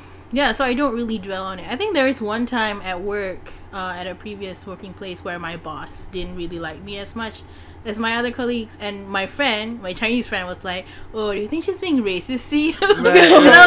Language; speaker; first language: English; non-native, local second language; Malay